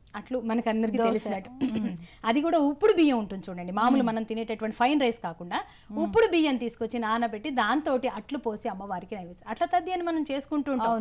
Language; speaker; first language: Telugu; native; Telugu